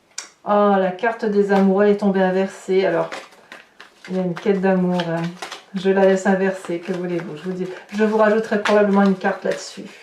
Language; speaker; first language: French; native; French